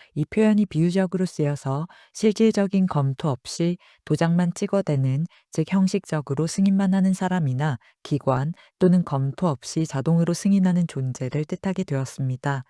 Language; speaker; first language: Korean; native; Korean